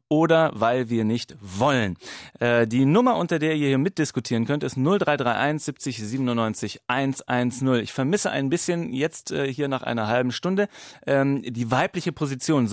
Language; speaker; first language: German; native; German